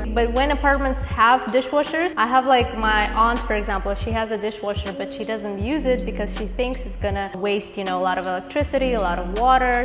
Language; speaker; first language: English; non-native, fluent; Kazakh